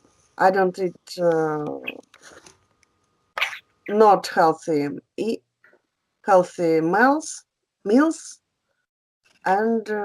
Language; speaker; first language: English; non-native, learner; Russian